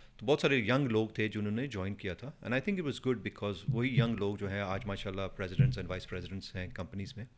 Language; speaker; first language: Urdu; non-native, fluent; Punjabi